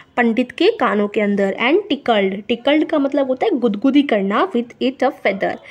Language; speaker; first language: Hindi; native; Hindi